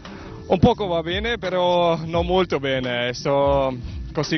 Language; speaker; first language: Italian; non-native, learner; German